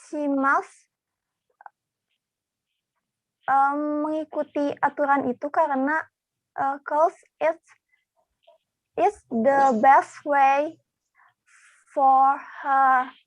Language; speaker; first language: English; non-native, learner; Indonesian